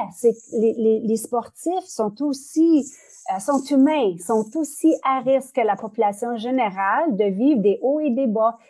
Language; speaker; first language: French; native; French